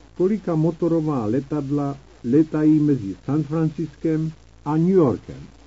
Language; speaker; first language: Czech; native; Czech